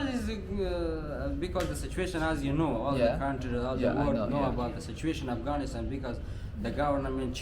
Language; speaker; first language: English; non-native, learner; Persian